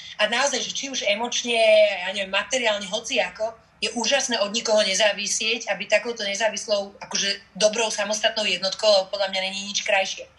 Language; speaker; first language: Slovak; native; Slovak